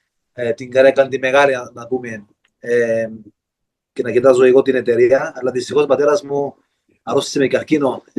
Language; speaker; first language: Greek; early bilingual, heritage; Greek